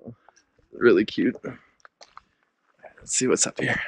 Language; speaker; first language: English; native; English